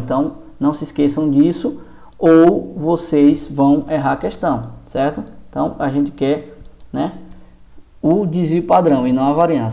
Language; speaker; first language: Portuguese; native; Portuguese